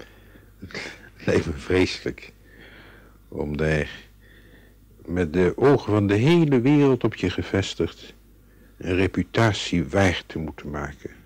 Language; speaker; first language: Dutch; native; Dutch